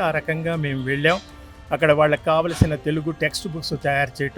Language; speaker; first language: Telugu; native; Telugu